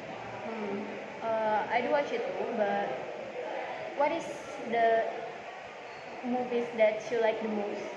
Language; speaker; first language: English; non-native, learner; Indonesian